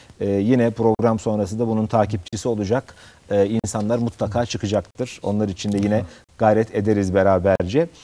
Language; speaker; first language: Turkish; native; Turkish